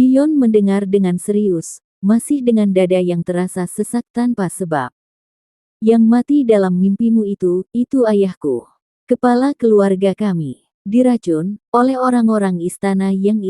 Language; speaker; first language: Indonesian; native; Indonesian